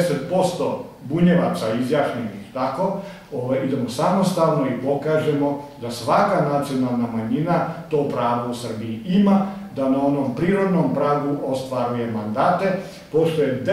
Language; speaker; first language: Serbian; native; Serbian